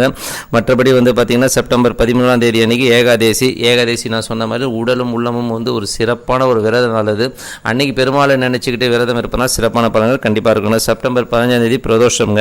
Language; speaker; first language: Tamil; native; Tamil